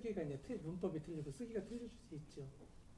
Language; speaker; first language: Korean; native; Korean